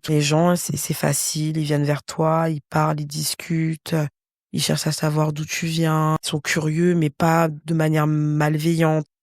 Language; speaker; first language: French; native; French